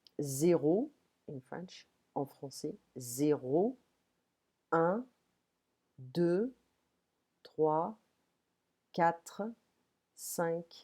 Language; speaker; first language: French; non-native, fluent; English